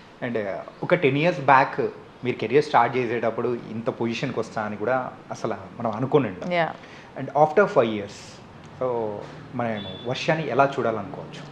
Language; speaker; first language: Telugu; native; Telugu